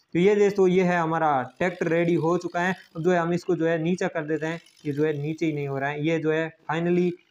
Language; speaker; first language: Hindi; native; Hindi